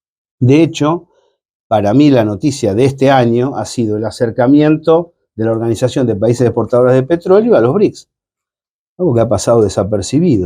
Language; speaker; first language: Spanish; native; Spanish